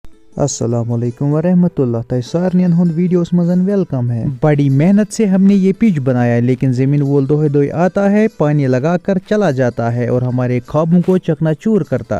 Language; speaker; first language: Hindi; non-native, local second language; Kashmiri